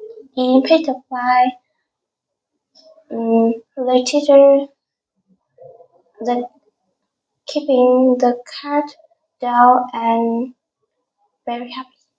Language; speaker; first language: English; non-native, learner; Vietnamese